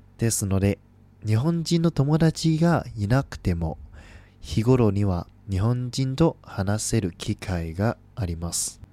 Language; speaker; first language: Japanese; non-native, fluent; Cantonese